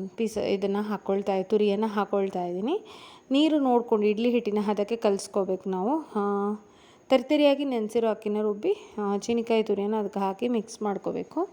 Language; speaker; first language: Kannada; non-native, local second language; Tulu